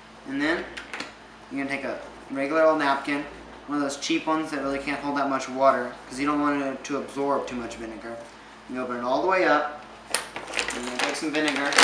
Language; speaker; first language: English; native; English